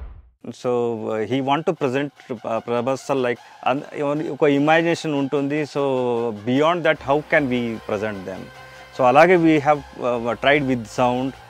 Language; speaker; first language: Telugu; non-native, learner; Kannada